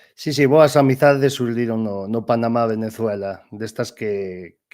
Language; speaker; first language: Spanish; non-native, local second language; Galician